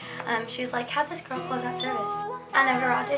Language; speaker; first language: English; native; English